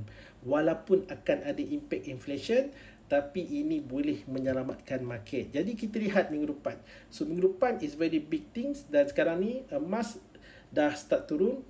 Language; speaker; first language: Malay; native; Malay